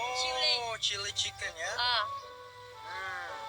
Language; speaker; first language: English; non-native, learner; Indonesian